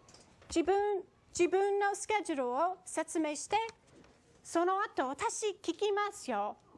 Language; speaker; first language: Japanese; non-native, fluent; English